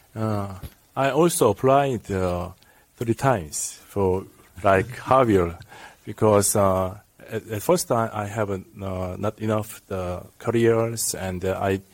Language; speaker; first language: English; non-native, learner; Korean